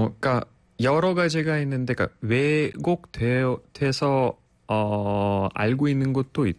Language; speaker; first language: Korean; non-native, fluent; Russian